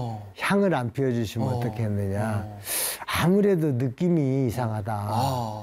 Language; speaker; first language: Korean; native; Korean